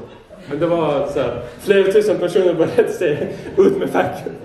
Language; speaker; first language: Swedish; non-native, fluent; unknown